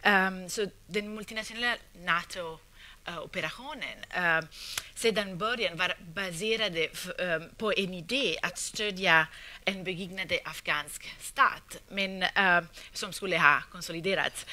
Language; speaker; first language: Swedish; non-native, fluent; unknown